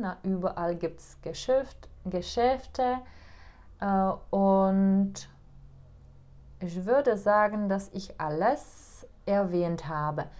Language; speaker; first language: German; non-native, fluent; Czech